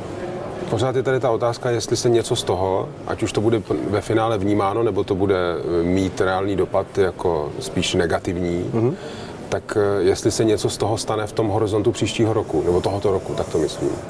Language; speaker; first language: Czech; native; Czech